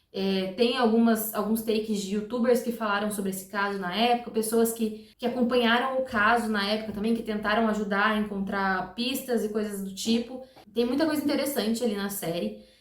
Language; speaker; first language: Portuguese; native; Portuguese